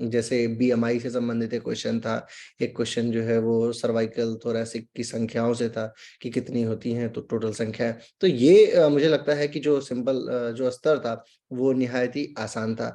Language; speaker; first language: Hindi; native; Hindi